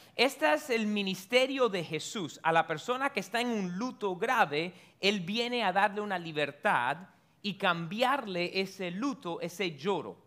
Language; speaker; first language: Spanish; early bilingual, heritage; Spanish